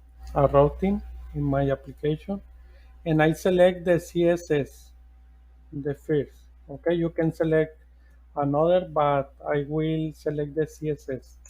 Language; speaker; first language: English; non-native, learner; Spanish